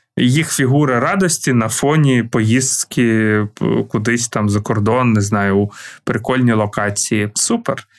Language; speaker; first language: Ukrainian; non-native, local second language; Russian